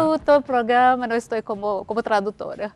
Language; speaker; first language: Spanish; non-native, fluent; Portuguese